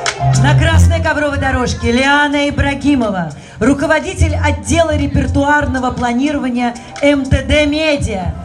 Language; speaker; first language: Russian; native; Russian